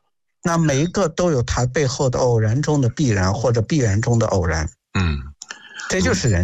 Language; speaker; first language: Chinese; native; Chinese